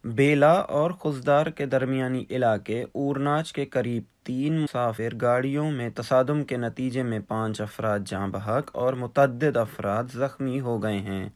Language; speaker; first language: Urdu; non-native, local second language; Baluchi